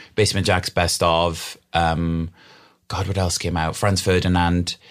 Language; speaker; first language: English; native; English